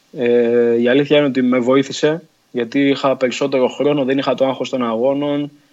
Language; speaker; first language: Greek; early bilingual, other home language; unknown